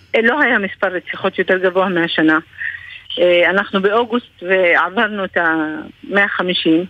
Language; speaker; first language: Hebrew; non-native, local second language; Arabic